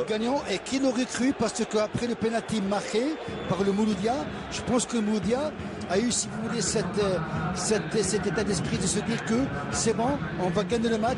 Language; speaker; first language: French; non-native, local second language; Arabic